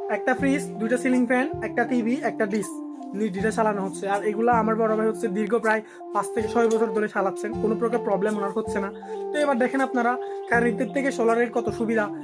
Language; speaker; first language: Bangla; native; Bangla